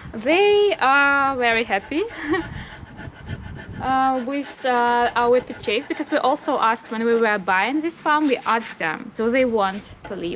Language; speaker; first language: English; non-native, fluent; Russian